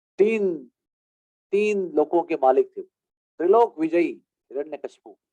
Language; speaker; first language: Hindi; non-native, local second language; Marathi